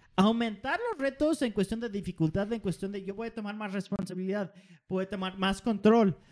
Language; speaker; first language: Spanish; non-native, fluent; Danish